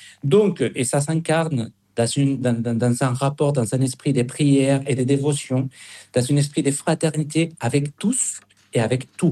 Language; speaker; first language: French; non-native, fluent; Spanish